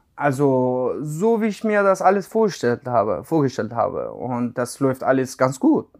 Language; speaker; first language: German; non-native, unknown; Persian